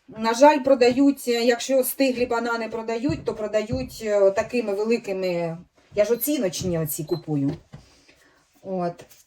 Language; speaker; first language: Ukrainian; native; Ukrainian